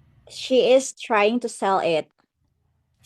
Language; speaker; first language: English; non-native, learner; Indonesian